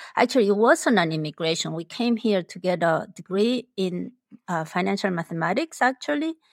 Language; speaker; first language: English; non-native, fluent; Spanish